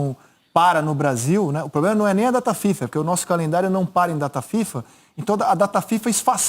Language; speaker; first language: Portuguese; native; Portuguese